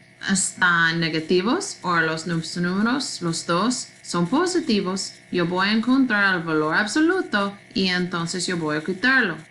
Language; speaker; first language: Spanish; non-native, learner; English